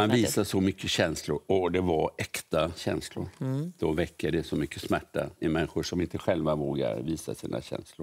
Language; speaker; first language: Swedish; native; Swedish